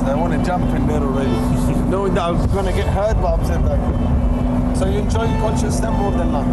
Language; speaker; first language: English; non-native, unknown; Arabic